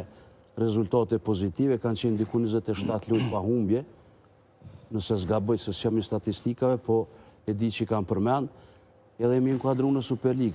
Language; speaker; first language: Albanian; native; Albanian